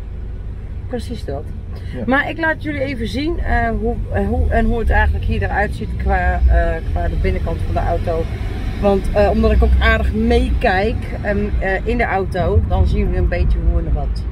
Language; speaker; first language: Dutch; native; Dutch